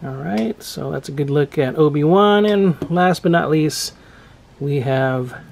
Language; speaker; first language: English; native; English